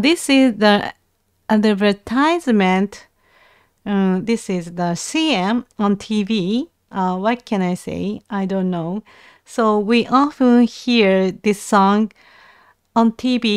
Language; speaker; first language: English; non-native, learner; Japanese